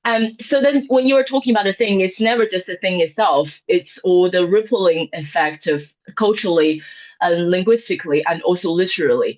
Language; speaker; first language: English; non-native, fluent; Chinese